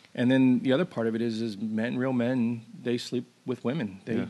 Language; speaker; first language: English; native; English